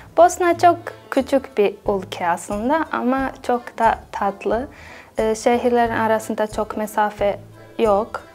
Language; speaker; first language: Turkish; non-native, fluent; Bosnian